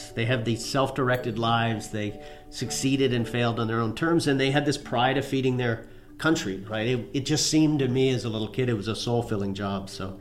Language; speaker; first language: English; native; English